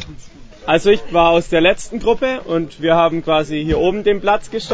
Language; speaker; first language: German; native; German